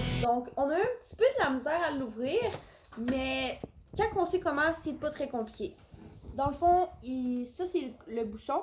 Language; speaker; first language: French; native; French